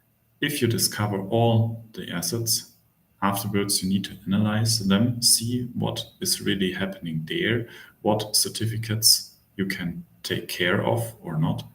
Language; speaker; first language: English; non-native, fluent; German